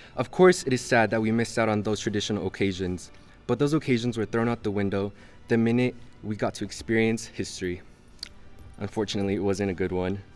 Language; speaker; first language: English; early bilingual, other home language; Spanish